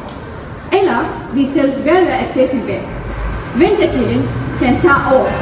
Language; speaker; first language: Danish; non-native, fluent; Arabic